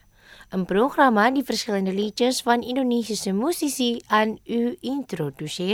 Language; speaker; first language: Dutch; non-native, fluent; Indonesian